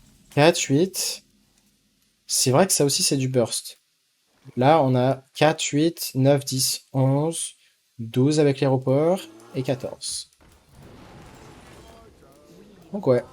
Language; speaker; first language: French; native; French